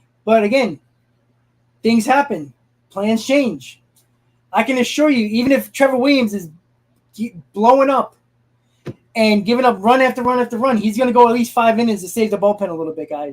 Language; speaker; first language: English; native; English